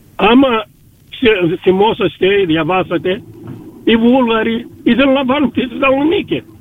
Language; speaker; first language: Greek; early bilingual, heritage; Greek